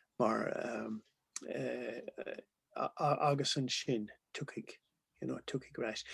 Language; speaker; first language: Irish; non-native, local second language; English